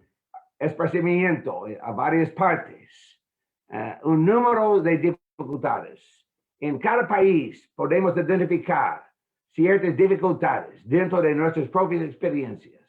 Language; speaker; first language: Spanish; non-native, fluent; English